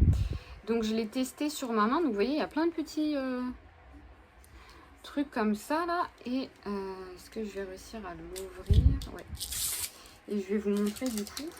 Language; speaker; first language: French; native; French